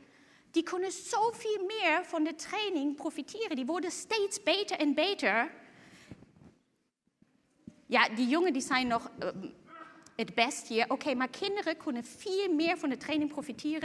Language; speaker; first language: Dutch; non-native, fluent; German